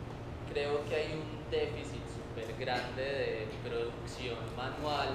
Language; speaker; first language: Spanish; native; Spanish